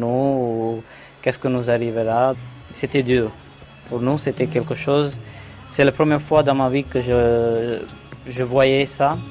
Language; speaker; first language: French; non-native, fluent; Tamil